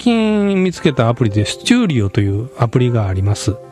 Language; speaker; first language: Japanese; native; Japanese